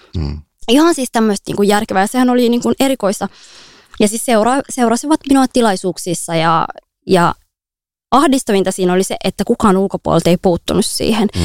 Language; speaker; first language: Finnish; early bilingual, other home language; Somali